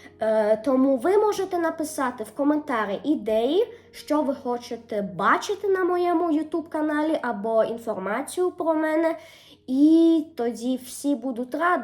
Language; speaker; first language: Ukrainian; early bilingual, heritage; Ukrainian